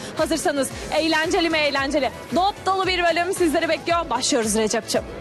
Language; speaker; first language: Turkish; native; Turkish